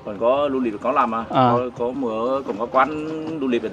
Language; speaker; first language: Vietnamese; non-native, learner; Chinese